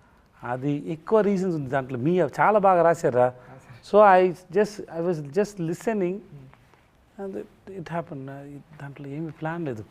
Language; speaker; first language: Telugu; non-native, learner; Tamil